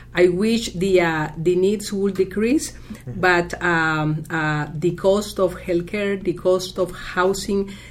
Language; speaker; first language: English; non-native, fluent; Spanish